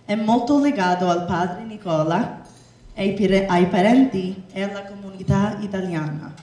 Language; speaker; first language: Italian; early bilingual, heritage; Italian